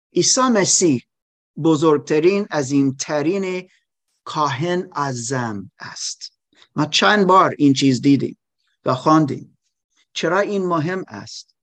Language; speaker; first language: Persian; non-native, learner; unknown